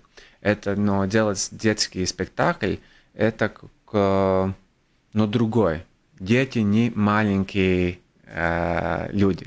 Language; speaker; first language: Russian; non-native, local second language; Latvian